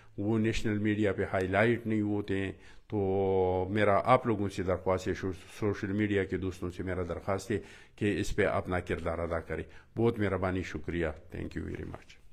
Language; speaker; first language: Urdu; non-native, local second language; Pashto